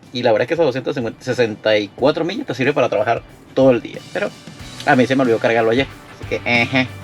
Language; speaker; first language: Spanish; native; Spanish